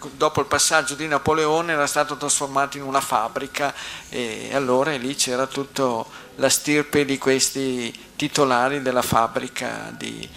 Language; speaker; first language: Italian; native; Italian